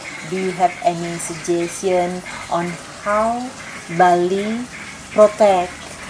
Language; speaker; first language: English; non-native, local second language; Indonesian